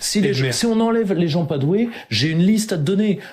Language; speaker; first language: French; native; French